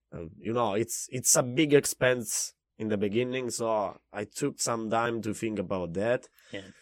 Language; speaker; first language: English; non-native, fluent; Italian